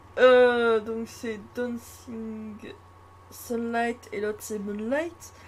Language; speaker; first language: French; native; French